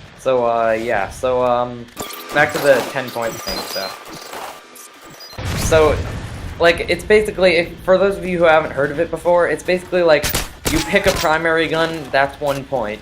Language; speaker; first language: English; native; English